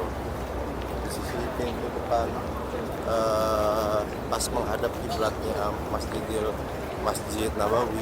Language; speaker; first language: Indonesian; native; Indonesian